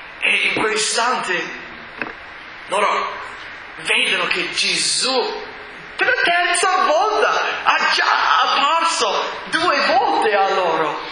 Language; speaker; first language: Italian; non-native, fluent; English